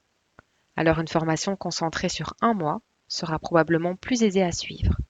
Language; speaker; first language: French; native; French